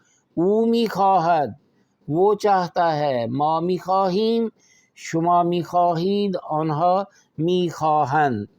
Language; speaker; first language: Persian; non-native, fluent; Urdu